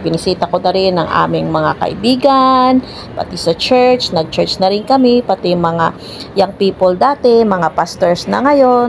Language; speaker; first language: Filipino; non-native, local second language; Waray